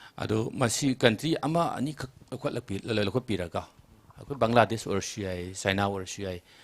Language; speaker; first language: Manipuri; native; Manipuri